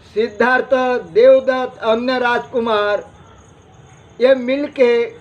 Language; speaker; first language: Hindi; non-native, local second language; Marathi